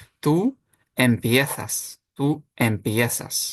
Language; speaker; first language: Spanish; non-native, fluent; Ukrainian